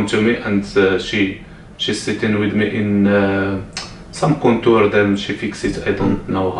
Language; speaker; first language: English; non-native, learner; Arabic